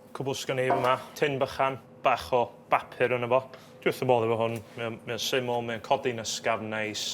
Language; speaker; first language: Welsh; native; Welsh